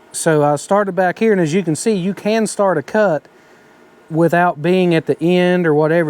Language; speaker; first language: English; native; English